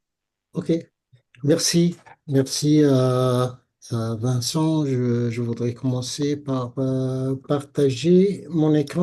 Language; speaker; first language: French; non-native, fluent; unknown